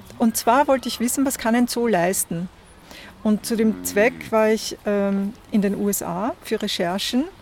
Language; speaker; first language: German; native; German